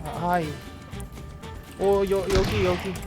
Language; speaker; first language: Japanese; non-native, learner; Korean